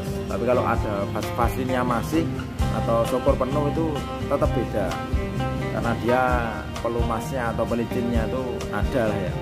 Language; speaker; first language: Indonesian; non-native, local second language; Javanese